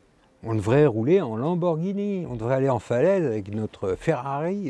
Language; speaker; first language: French; native; French